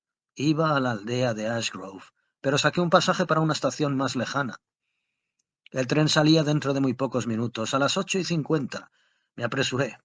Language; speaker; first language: Spanish; native; Spanish